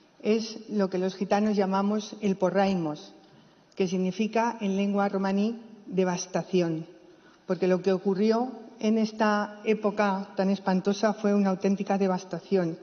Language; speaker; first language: Spanish; native; Spanish